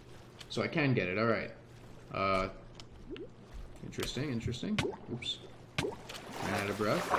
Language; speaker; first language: English; native; English